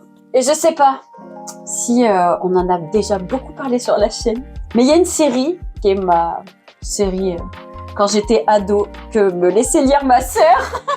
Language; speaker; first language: French; native; French